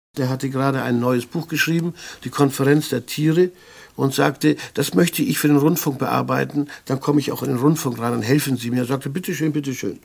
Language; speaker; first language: German; native; German